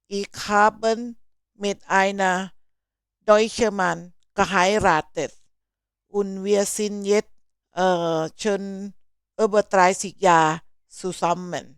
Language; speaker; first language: German; non-native, learner; Thai